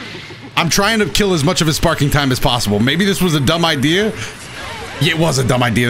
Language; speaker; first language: English; native; English